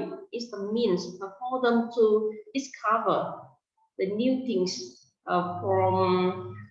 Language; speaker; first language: English; non-native, fluent; Vietnamese